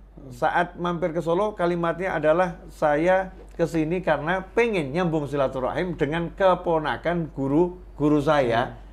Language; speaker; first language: Indonesian; native; Indonesian